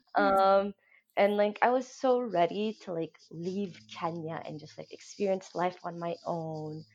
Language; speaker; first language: English; non-native, local second language; Somali